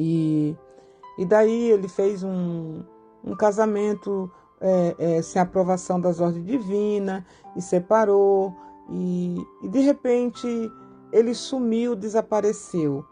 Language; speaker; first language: Portuguese; native; Portuguese